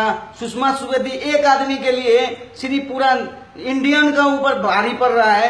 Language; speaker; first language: Hindi; non-native, local second language; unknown